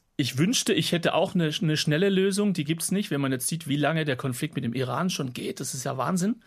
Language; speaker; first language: German; native; German